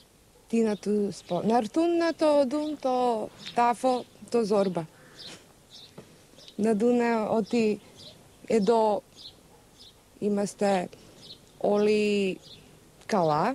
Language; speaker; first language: Greek; early bilingual, heritage; Macedonian